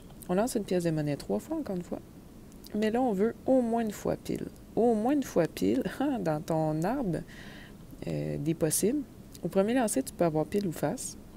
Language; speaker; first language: French; native; French